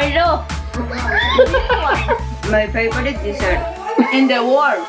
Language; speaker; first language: English; non-native, learner; Spanish